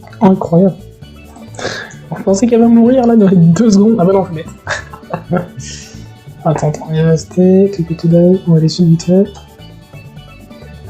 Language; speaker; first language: French; native; French